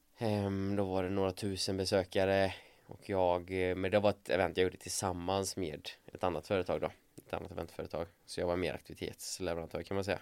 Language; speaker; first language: Swedish; native; Swedish